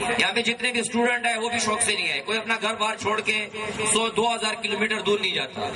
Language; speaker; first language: Urdu; non-native, local second language; Pashto